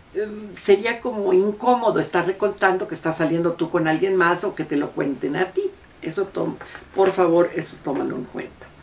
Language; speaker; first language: Spanish; native; Spanish